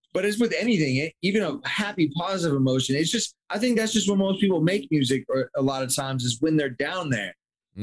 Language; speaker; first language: English; native; English